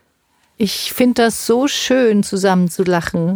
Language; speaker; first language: German; native; German